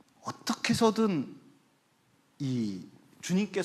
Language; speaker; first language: Korean; native; Korean